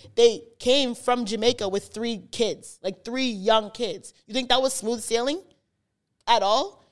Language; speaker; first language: English; native; English